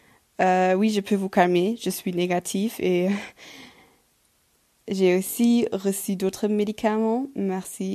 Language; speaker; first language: French; non-native, local second language; Luxembourgish